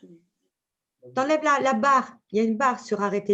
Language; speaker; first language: French; native; French